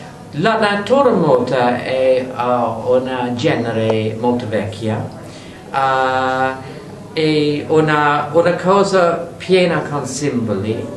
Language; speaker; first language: Italian; non-native, learner; English